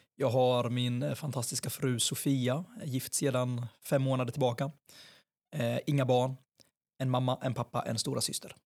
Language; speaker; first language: Swedish; early bilingual, other home language; Persian